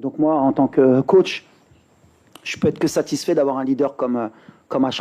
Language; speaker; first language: French; native; French